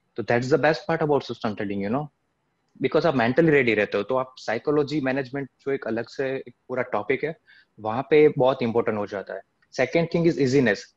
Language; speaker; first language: Hindi; non-native, local second language; Gujarati